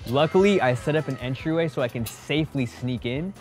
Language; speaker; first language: English; native; English